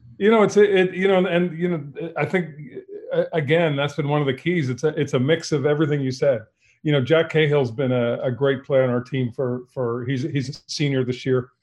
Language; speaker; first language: English; native; English